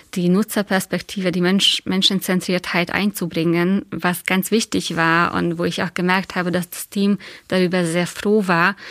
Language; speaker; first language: German; non-native, fluent; Hungarian